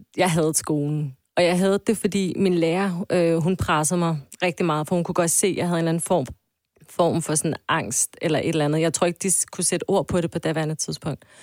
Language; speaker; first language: Danish; early bilingual, other home language; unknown